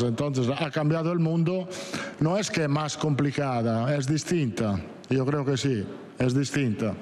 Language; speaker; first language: Spanish; non-native, fluent; Italian